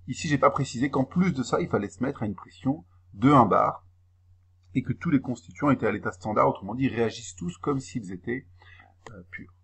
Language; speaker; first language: French; native; French